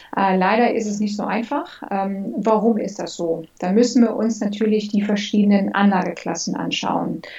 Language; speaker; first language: German; early bilingual, other home language; English